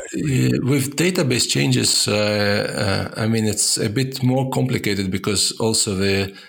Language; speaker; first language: English; non-native, fluent; Estonian